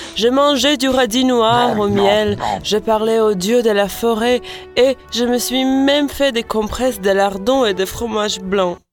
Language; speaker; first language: French; non-native, fluent; Latvian